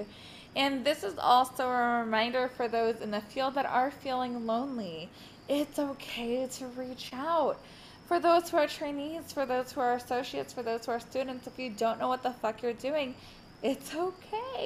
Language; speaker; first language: English; native; English